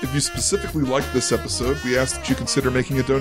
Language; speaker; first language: English; native; English